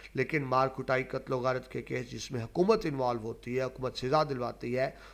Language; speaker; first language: Urdu; non-native, local second language; Punjabi